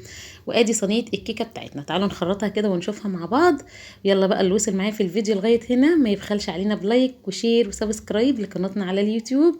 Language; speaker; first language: Arabic; native; Arabic